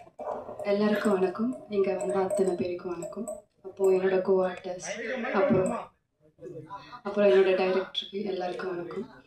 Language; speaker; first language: Tamil; non-native, fluent; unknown